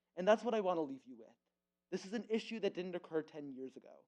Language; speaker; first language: English; early bilingual, other home language; Urdu